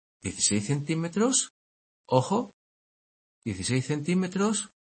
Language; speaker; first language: Spanish; native; Spanish